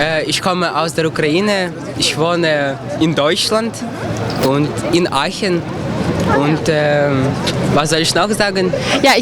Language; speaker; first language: German; non-native, learner; Ukrainian